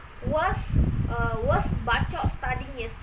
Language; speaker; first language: English; non-native, learner; Indonesian